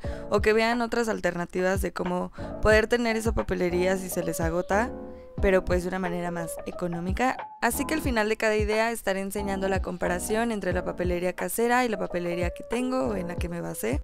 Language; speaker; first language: Spanish; native; Spanish